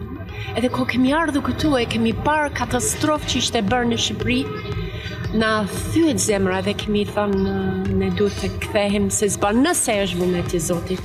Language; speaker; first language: Albanian; non-native, learner; English